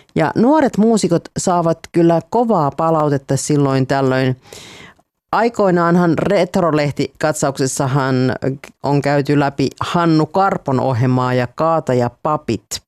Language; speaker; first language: Finnish; native; Finnish